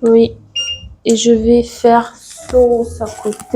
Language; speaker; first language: French; non-native, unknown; Russian